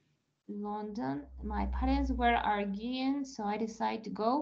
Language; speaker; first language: English; non-native, learner; Spanish